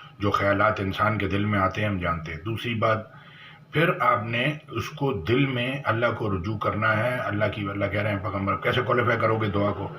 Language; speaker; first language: Urdu; native; Urdu